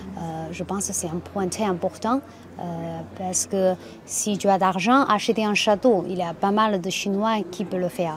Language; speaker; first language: French; non-native, fluent; Chinese